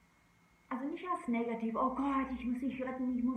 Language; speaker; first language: German; non-native, fluent; English